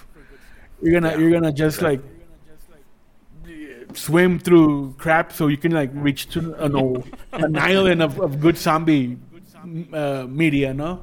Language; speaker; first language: English; early bilingual, other home language; Spanish